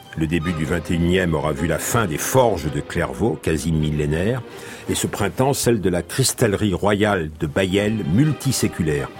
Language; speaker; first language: French; native; French